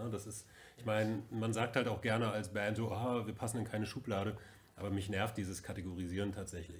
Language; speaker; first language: German; native; German